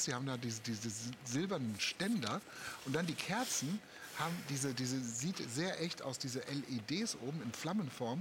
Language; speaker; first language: German; native; German